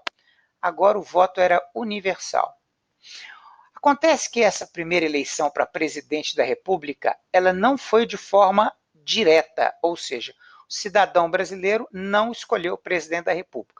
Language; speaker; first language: Portuguese; native; Portuguese